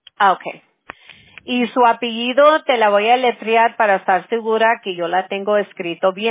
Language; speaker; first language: Spanish; early bilingual, heritage; Spanish